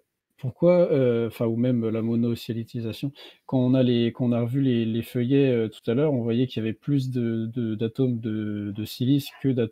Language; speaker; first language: French; native; French